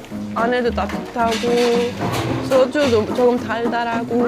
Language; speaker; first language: Korean; non-native, fluent; Estonian